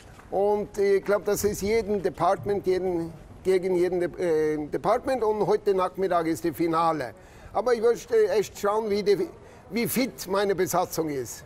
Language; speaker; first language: German; non-native, fluent; Norwegian